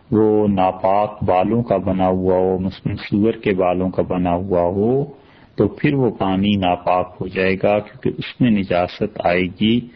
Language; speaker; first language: Urdu; native; Urdu